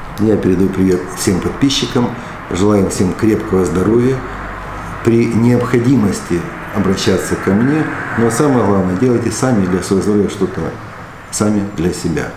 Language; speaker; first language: Russian; early bilingual, other home language; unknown